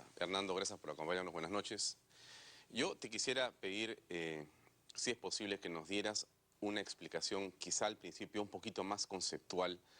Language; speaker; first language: Spanish; native; Spanish